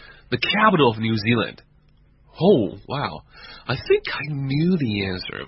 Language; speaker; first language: English; non-native, fluent; Chinese